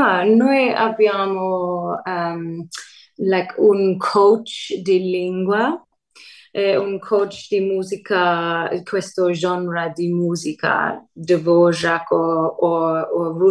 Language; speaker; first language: Italian; early bilingual, heritage; English